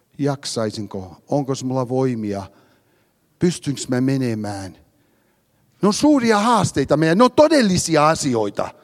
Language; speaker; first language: Finnish; early bilingual, heritage; Finnish